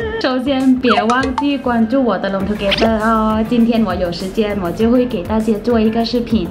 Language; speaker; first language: Chinese; non-native, fluent; Thai